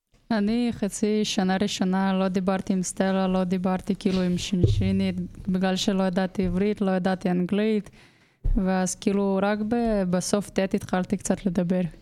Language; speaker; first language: Hebrew; non-native, fluent; Russian